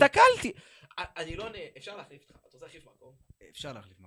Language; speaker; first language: Hebrew; native; Hebrew